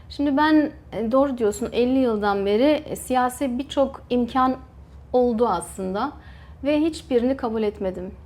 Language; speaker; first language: Turkish; early bilingual, heritage; Turkish